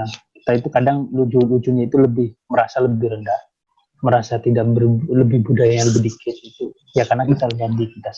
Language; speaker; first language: Indonesian; native; Indonesian